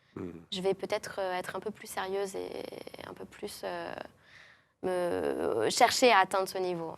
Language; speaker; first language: French; native; French